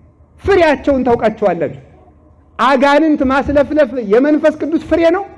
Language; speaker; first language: Amharic; native; Amharic